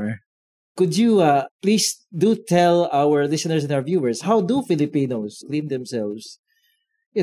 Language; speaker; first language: English; non-native, local second language; Filipino